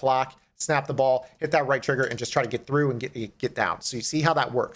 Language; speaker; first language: English; native; English